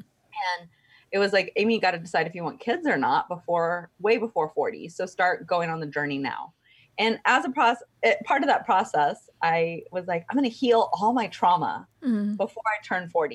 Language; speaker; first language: English; native; English